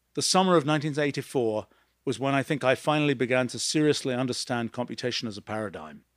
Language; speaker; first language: English; native; English